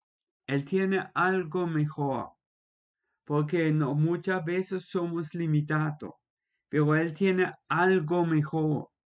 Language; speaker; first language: Spanish; non-native, fluent; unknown